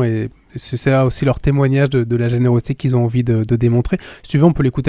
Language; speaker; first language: French; native; French